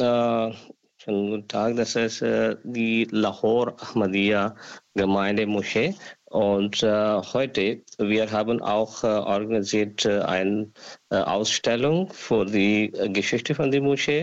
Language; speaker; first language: German; non-native, learner; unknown